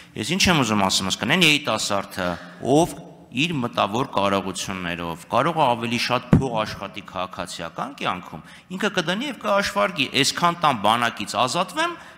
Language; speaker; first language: Armenian; native; Armenian